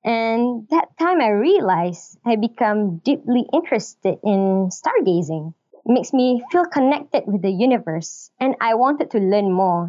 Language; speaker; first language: English; non-native, local second language; Malay